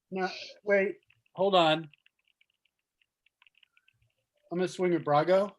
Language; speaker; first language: English; native; English